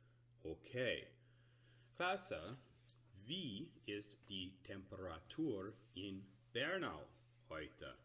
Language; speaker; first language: German; non-native, learner; English